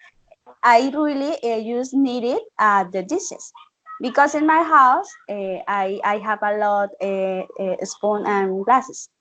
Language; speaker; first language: English; non-native, learner; Spanish